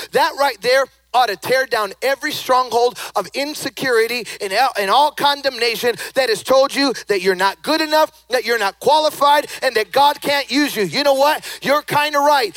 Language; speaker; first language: English; early bilingual, other home language; Spanish